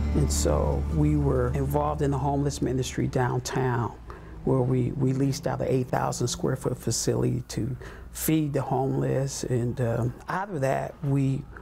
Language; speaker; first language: English; native; English